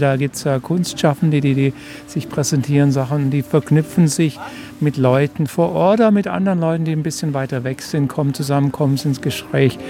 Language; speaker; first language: German; native; German